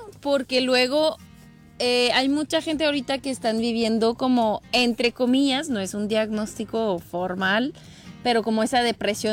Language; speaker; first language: Spanish; non-native, fluent; French